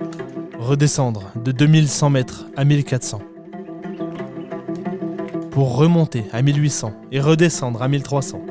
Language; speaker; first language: French; native; French